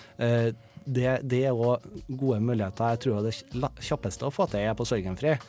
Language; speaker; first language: Norwegian; native; Norwegian